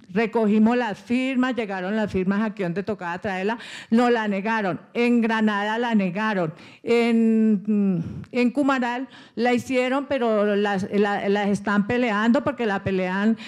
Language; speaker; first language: Spanish; native; Spanish